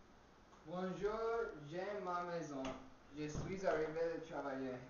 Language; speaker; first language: French; non-native, learner; English